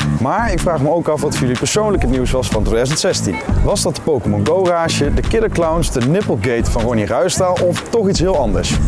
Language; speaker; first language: Dutch; native; Dutch